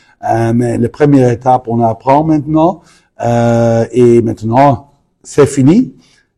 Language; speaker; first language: French; non-native, fluent; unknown